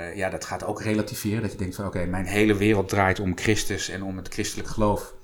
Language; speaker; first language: Dutch; native; Dutch